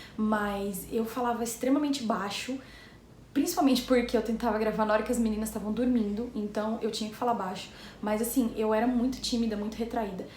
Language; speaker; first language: Portuguese; native; Portuguese